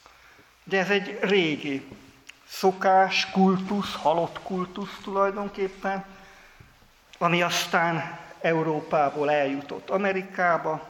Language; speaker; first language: Hungarian; native; Hungarian